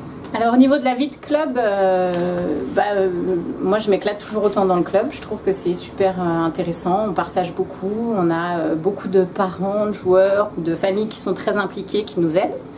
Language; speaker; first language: French; native; French